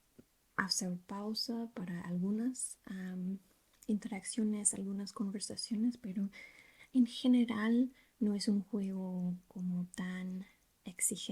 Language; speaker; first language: Spanish; non-native, learner; English